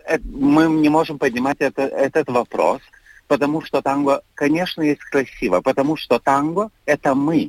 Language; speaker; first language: Russian; non-native, fluent; Lithuanian